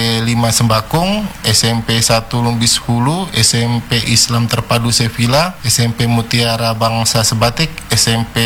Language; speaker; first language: Indonesian; native; Indonesian